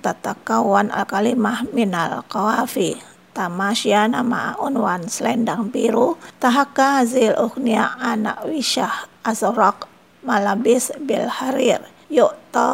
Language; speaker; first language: Arabic; non-native, fluent; Indonesian